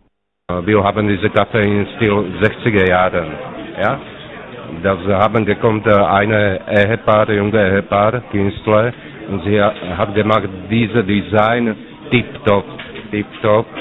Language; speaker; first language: German; non-native, learner; Czech